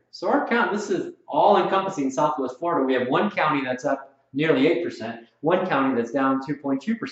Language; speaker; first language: English; native; English